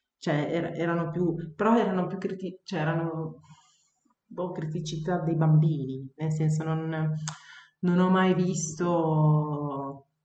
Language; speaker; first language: Italian; native; Italian